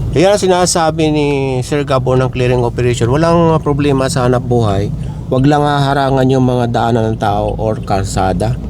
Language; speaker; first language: Filipino; native; Filipino